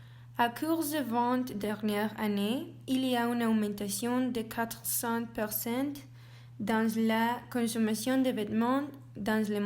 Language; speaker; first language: French; non-native, learner; Spanish